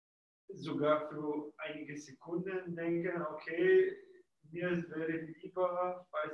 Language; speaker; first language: German; non-native, fluent; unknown